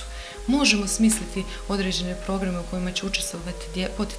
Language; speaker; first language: Serbian; native; Serbian